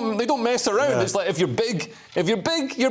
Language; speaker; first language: English; native; English